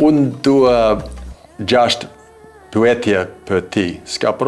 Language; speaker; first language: Albanian; non-native, learner; English